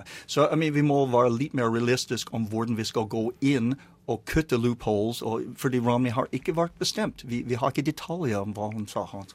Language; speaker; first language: Norwegian; non-native, learner; English